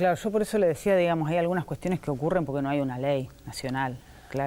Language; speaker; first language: Spanish; native; Spanish